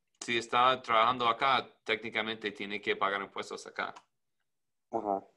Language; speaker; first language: Spanish; non-native, learner; English